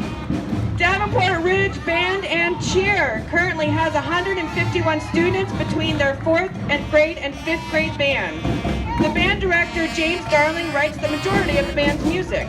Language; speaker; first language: English; native; English